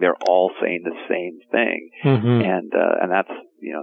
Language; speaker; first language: English; native; English